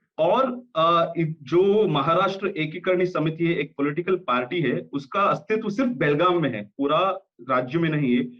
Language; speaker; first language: Hindi; non-native, local second language; Kannada